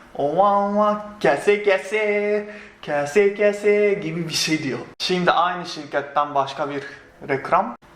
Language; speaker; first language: Turkish; non-native, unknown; Japanese